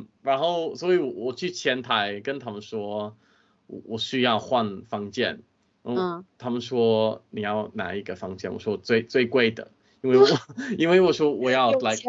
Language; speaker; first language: Chinese; non-native, fluent; English